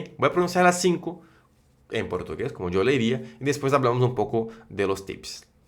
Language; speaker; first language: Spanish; non-native, fluent; Portuguese